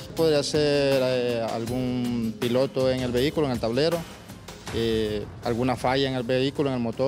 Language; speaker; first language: Spanish; native; Spanish